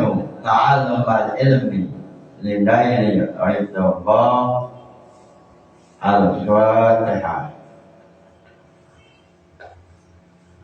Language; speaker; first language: Arabic; non-native, fluent; Indonesian